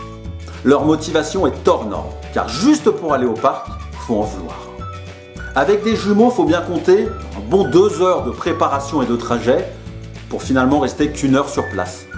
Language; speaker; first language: French; native; French